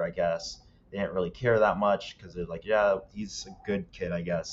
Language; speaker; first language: English; native; English